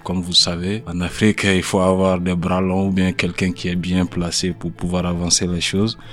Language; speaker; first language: French; non-native, local second language; Bambara